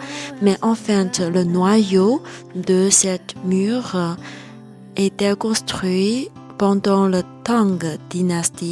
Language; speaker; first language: French; non-native, fluent; Chinese